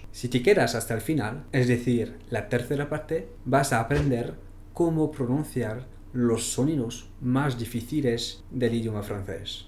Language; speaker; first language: Spanish; non-native, fluent; French